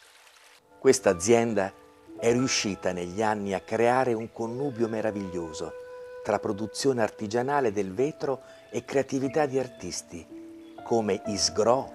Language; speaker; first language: Italian; native; Italian